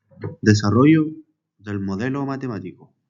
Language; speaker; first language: Spanish; native; Spanish